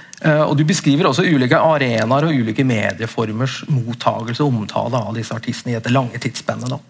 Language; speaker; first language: Norwegian; native; Norwegian